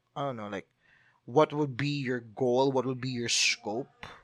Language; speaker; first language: English; non-native, local second language; Filipino